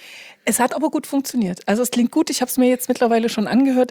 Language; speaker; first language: German; native; German